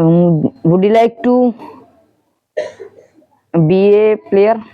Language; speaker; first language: English; non-native, learner; Hindi